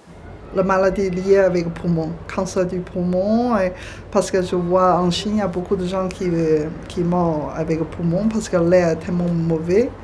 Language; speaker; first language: French; non-native, learner; Chinese